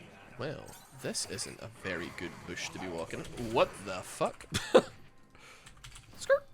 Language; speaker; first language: English; native; English